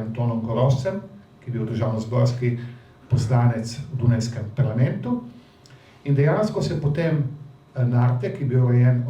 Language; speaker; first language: Slovenian; native; Slovenian